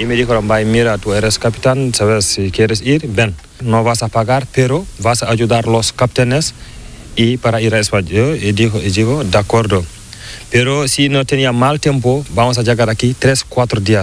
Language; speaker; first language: Spanish; non-native, learner; Fula